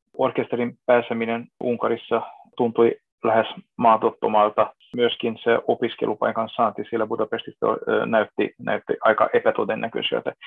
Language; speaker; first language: Finnish; non-native, fluent; Hungarian